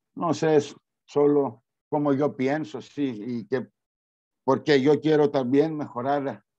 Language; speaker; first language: Spanish; non-native, learner; Greek